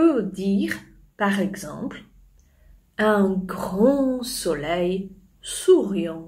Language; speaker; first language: French; non-native, fluent; Polish